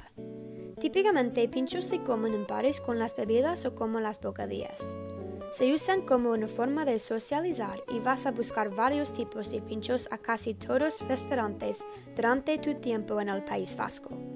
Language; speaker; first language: Spanish; non-native, learner; English